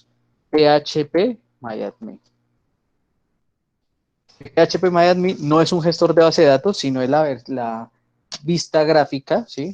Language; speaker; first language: Spanish; native; Spanish